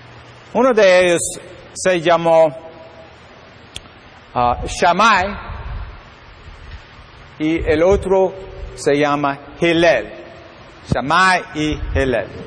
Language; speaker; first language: Spanish; non-native, learner; English